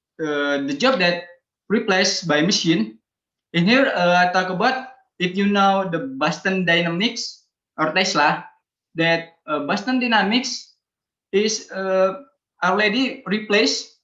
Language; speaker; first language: English; non-native, learner; Indonesian